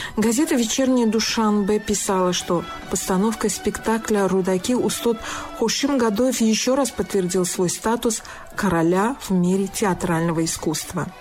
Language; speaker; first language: Russian; non-native, local second language; Tajik